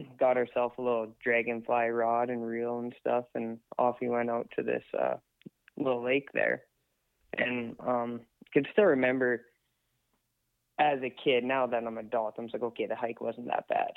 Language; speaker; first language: English; native; English